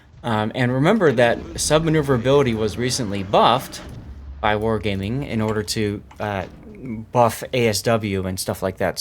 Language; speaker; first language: English; native; English